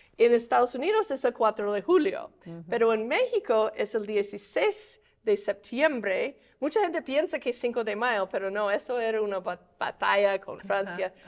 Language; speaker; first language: Spanish; non-native, fluent; English